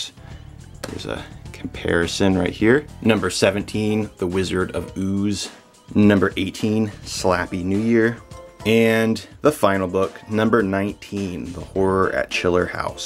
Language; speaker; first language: English; native; English